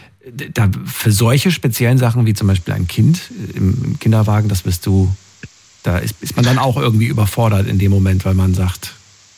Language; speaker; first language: German; native; German